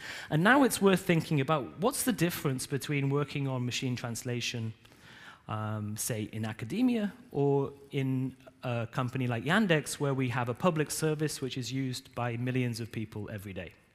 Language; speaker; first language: English; native; English